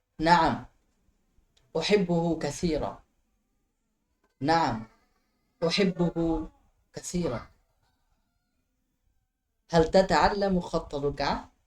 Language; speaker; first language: Arabic; non-native, fluent; Bangla